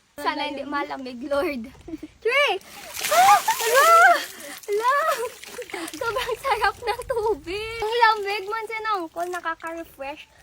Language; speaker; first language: Filipino; non-native, local second language; Pangasinan